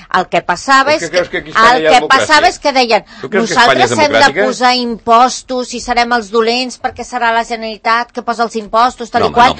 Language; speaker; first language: Catalan; native; Catalan